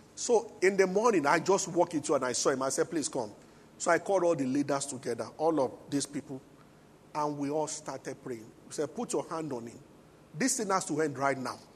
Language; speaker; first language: English; non-native, local second language; Yoruba